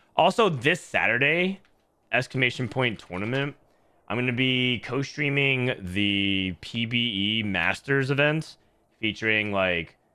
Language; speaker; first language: English; native; English